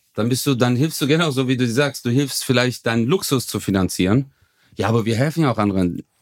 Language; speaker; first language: German; early bilingual, other home language; Turkish